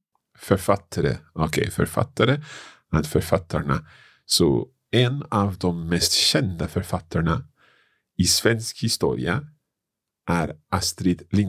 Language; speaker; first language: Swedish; non-native, learner; English